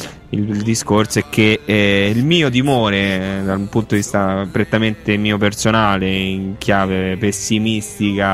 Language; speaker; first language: Italian; native; Italian